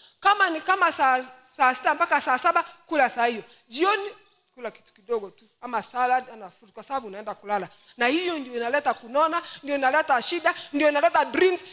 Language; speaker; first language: Swahili; non-native, local second language; Gusii